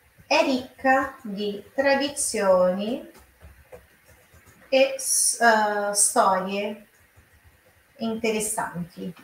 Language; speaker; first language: Italian; non-native, fluent; Portuguese